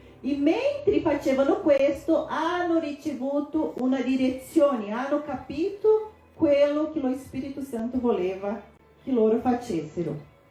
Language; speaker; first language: Italian; non-native, fluent; Portuguese